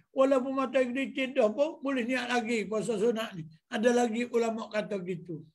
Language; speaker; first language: Malay; native; Malay